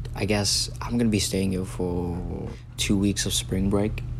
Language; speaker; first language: English; non-native, fluent; Vietnamese